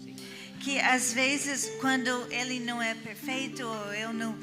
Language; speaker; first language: Portuguese; non-native, fluent; English